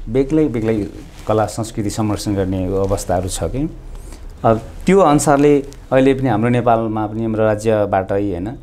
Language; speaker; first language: Nepali; non-native, local second language; Limbu